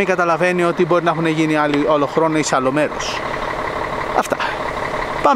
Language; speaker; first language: Greek; native; Greek